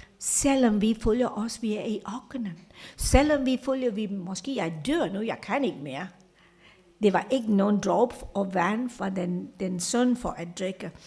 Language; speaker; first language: Danish; non-native, fluent; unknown